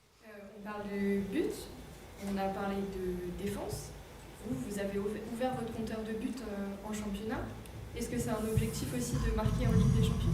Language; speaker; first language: French; native; French